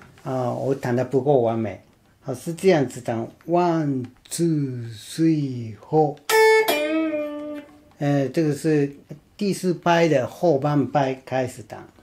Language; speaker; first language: Chinese; non-native, fluent; Japanese